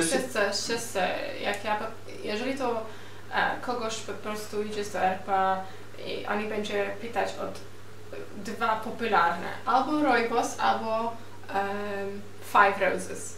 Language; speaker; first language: Polish; non-native, learner; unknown